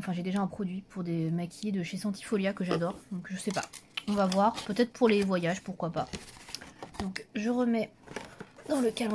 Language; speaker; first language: French; native; French